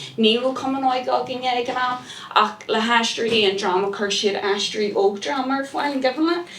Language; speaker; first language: Irish; non-native, local second language; English